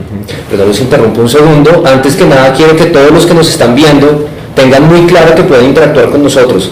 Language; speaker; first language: Spanish; native; Spanish